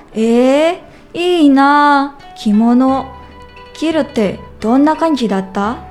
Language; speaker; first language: Japanese; non-native, learner; Filipino